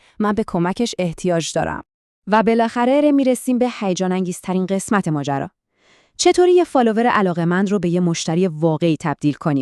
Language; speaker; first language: Persian; native; Persian